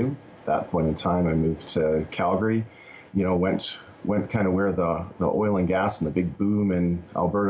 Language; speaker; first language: English; native; English